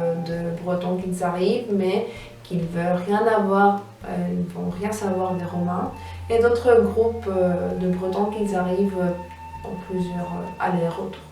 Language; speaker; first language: French; non-native, fluent; Spanish